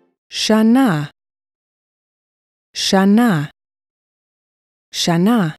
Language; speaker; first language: Hebrew; non-native, fluent; English